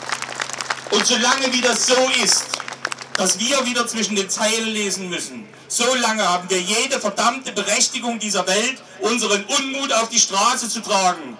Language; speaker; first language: German; native; German